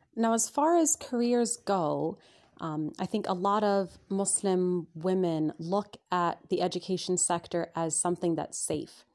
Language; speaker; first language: English; native; English